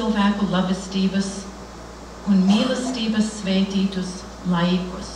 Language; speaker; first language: Latvian; early bilingual, heritage; Latvian